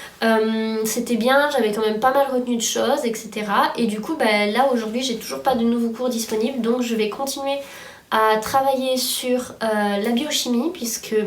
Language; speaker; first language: French; native; French